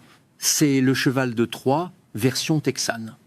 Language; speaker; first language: French; native; French